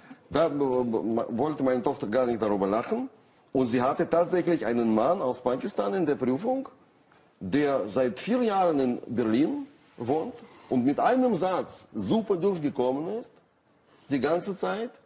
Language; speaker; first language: German; non-native, fluent; Russian